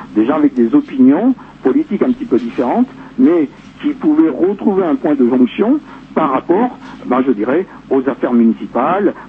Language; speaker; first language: French; native; French